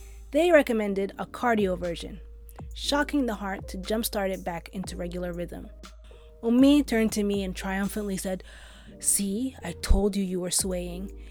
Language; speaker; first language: English; early bilingual, other home language; Arabic